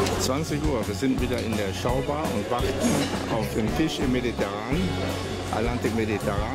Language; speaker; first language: German; native; German